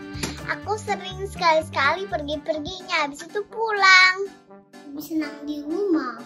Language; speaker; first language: Indonesian; early bilingual, heritage; Indonesian